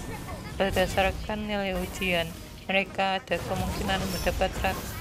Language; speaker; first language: Indonesian; native; Indonesian